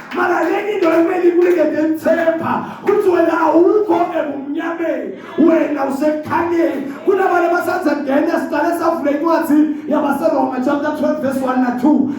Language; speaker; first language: Zulu; non-native, local second language; Swati